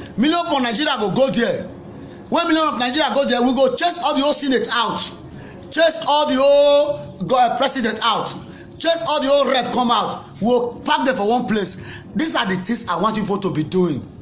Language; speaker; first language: Nigerian Pidgin; native; Nigerian Pidgin